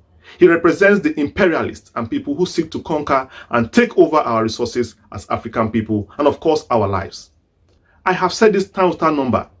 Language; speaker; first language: English; non-native, local second language; Igbo